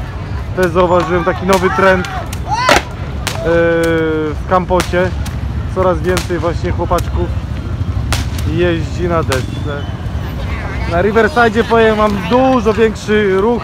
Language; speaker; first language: Polish; native; Polish